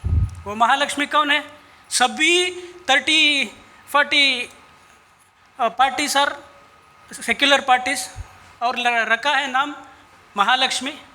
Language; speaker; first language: Hindi; non-native, local second language; Kannada